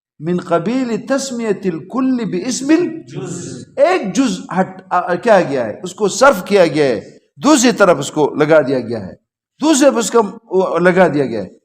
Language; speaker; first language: Urdu; non-native, local second language; Pashto